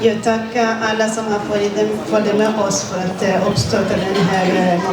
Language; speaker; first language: Swedish; non-native, fluent; Kinyarwanda